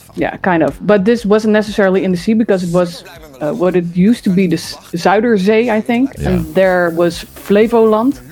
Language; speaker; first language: English; early bilingual, other home language; Dutch